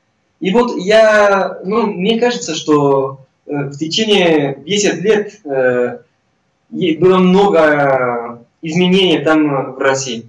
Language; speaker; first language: Russian; non-native, fluent; Spanish